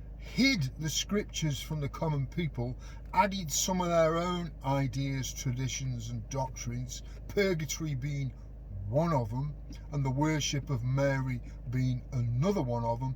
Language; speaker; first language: English; native; English